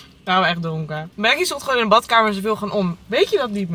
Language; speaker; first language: Dutch; native; Dutch